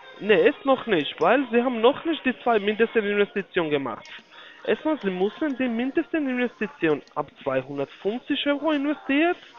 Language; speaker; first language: German; non-native, learner; Polish